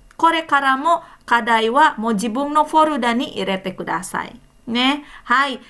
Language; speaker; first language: Japanese; non-native, fluent; Indonesian